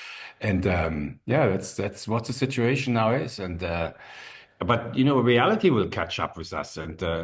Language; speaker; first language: English; non-native, fluent; German